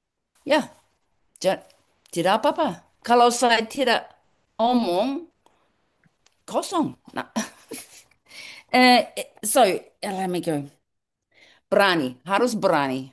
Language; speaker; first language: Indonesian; non-native, learner; English